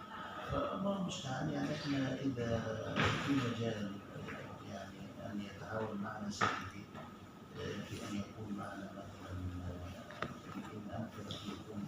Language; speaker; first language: Arabic; native; Arabic